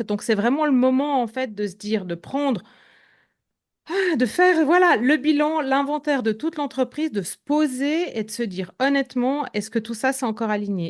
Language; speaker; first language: French; native; French